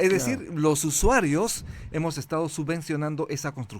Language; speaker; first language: Spanish; native; Spanish